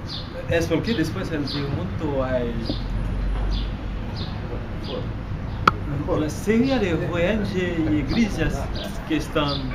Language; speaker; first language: Spanish; non-native, learner; Haitian Creole